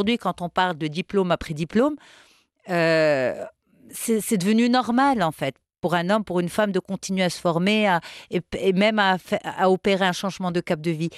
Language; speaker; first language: French; non-native, local second language; Arabic